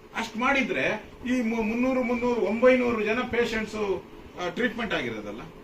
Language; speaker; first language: Kannada; native; Kannada